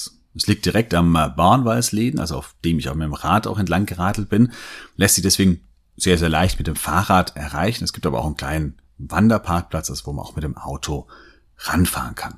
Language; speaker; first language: German; native; German